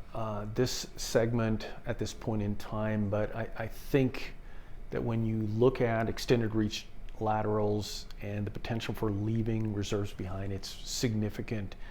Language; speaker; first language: English; native; English